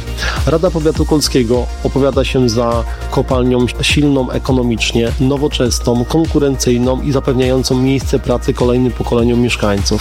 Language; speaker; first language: Polish; native; Polish